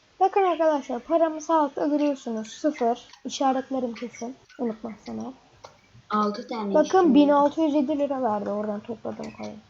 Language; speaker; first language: Turkish; native; Turkish